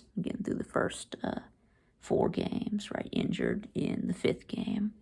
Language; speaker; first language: English; native; English